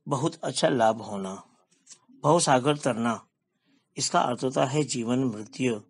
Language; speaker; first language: Hindi; non-native, local second language; Gujarati